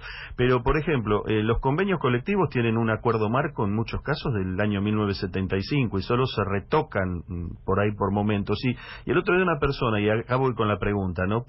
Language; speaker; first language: Spanish; native; Spanish